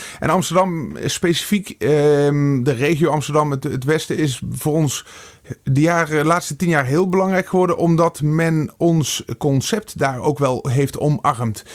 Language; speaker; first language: Dutch; native; Dutch